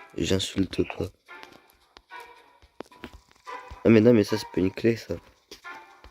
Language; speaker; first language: French; native; French